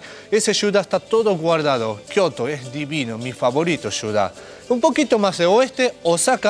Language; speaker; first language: Spanish; non-native, learner; Japanese